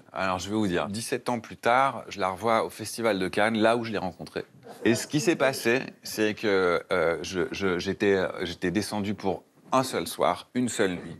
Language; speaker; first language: French; native; French